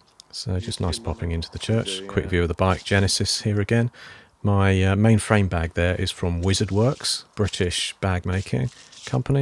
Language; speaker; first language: English; native; English